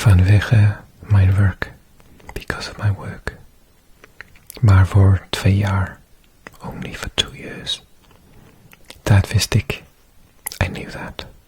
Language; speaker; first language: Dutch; non-native, learner; English